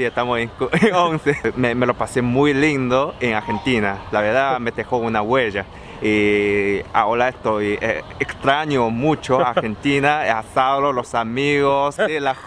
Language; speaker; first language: Spanish; non-native, fluent; Chinese